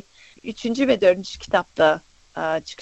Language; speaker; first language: Turkish; early bilingual, other home language; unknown